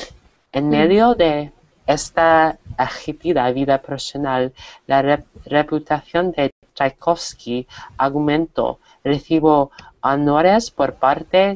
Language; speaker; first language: Spanish; non-native, learner; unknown